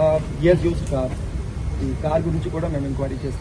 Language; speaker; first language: Telugu; non-native, learner; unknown